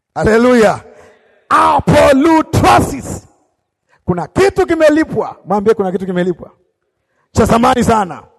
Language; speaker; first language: Swahili; native; Swahili